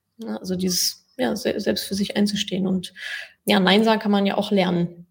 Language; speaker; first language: German; native; German